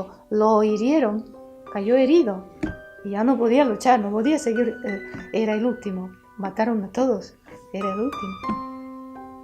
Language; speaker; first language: Spanish; early bilingual, heritage; Spanish